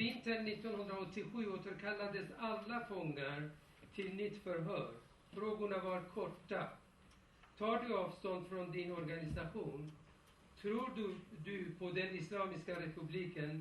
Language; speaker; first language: Swedish; non-native, fluent; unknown